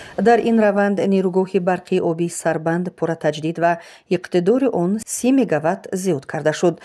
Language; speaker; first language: Tajik; non-native, local second language; Shughni